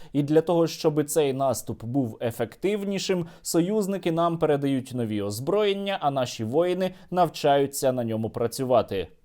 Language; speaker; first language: Ukrainian; native; Ukrainian